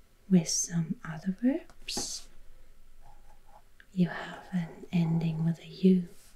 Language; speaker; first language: English; non-native, fluent; German